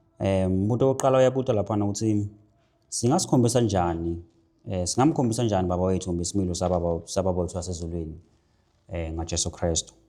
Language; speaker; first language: Zulu; non-native, local second language; Swati